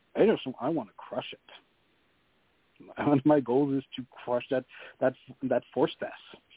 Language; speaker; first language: English; non-native, fluent; French